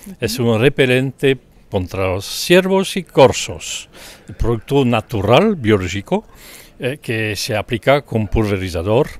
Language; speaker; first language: Spanish; non-native, learner; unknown